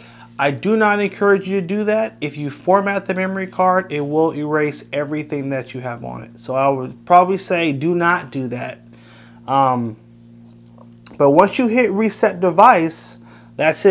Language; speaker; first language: English; native; English